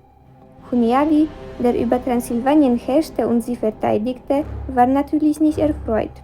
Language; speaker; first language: German; non-native, fluent; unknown